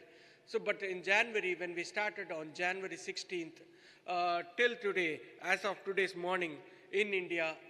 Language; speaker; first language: English; non-native, fluent; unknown